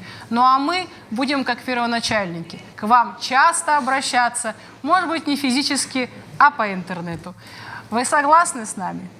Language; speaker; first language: Russian; native; Russian